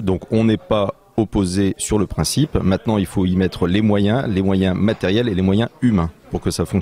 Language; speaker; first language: French; native; French